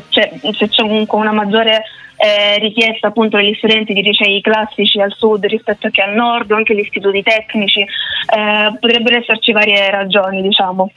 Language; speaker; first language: Italian; native; Italian